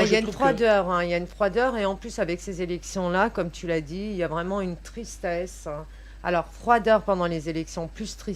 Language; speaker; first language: French; native; French